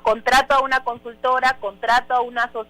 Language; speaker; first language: Spanish; native; Spanish